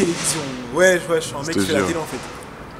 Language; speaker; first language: French; native; French